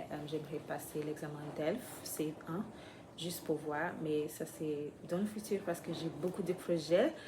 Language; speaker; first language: French; non-native, fluent; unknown